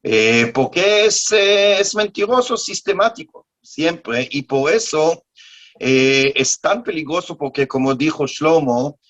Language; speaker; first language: Spanish; non-native, learner; Hebrew